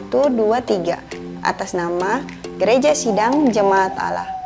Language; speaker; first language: Indonesian; native; Indonesian